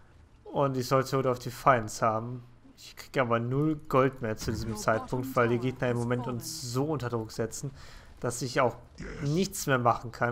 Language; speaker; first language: German; native; German